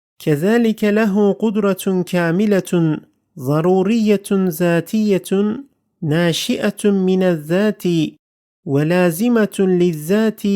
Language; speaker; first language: Arabic; non-native, fluent; Turkish